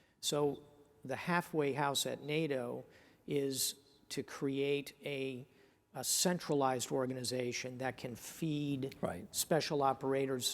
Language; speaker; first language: English; native; English